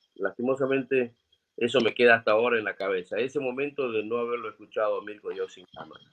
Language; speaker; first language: Spanish; native; Spanish